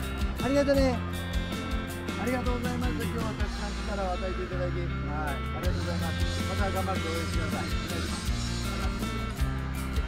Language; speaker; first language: Japanese; native; Japanese